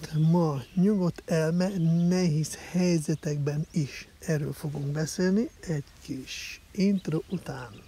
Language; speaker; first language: Hungarian; non-native, fluent; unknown